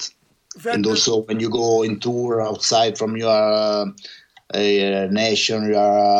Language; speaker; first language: English; non-native, learner; Italian